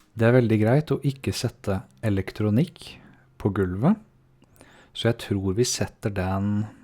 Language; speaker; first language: Norwegian; native; Norwegian